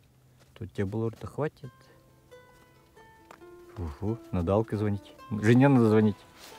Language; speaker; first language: Russian; native; Russian